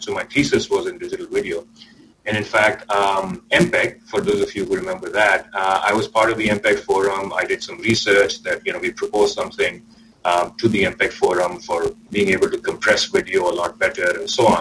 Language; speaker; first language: English; non-native, local second language; Urdu